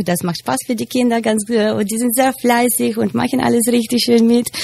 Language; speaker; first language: German; non-native, fluent; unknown